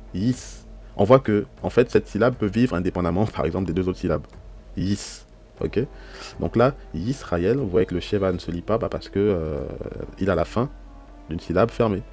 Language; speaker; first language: French; native; French